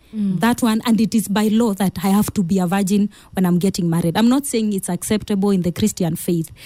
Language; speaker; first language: English; non-native, local second language; Kamba